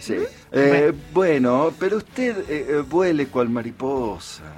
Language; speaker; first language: Spanish; native; Spanish